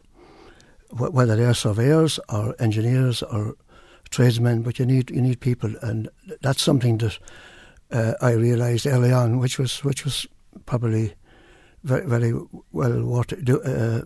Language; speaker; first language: English; native; English